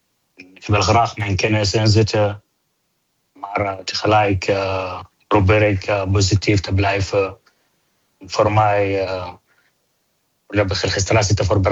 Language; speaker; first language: Dutch; non-native, fluent; Arabic